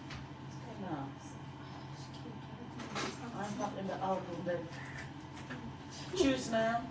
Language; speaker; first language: German; non-native, learner; French